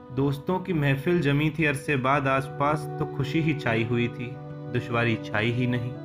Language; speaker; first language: Hindi; native; Hindi